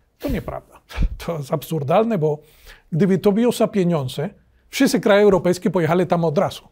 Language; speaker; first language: Polish; non-native, learner; Spanish